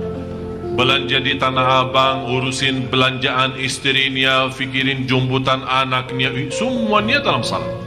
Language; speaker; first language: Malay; non-native, fluent; Arabic